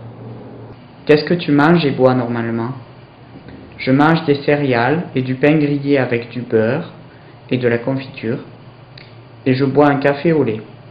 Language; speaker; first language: French; non-native, learner; English